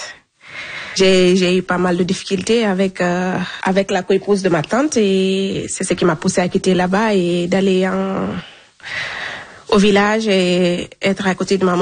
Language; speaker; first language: French; non-native, local second language; Fula